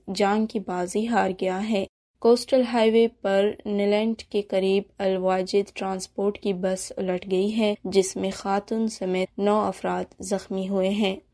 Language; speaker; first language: Urdu; non-native, local second language; Baluchi